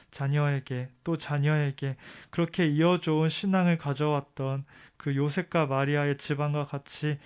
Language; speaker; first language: Korean; native; Korean